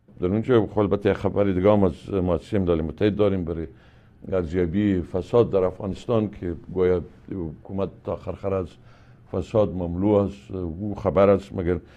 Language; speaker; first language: Persian; native; Persian